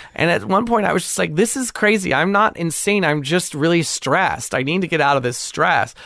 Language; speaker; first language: English; native; English